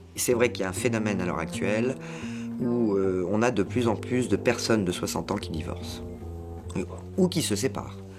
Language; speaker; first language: French; native; French